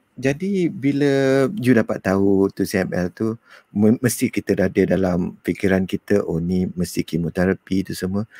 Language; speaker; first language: Malay; native; Malay